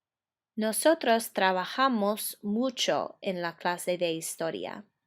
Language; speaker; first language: Spanish; non-native, fluent; English